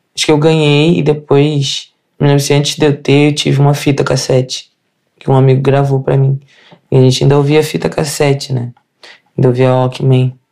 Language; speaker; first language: Portuguese; native; Portuguese